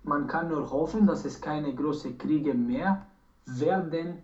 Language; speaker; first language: German; non-native, learner; Romanian